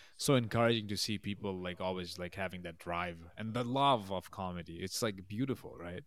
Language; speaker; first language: English; non-native, local second language; Bangla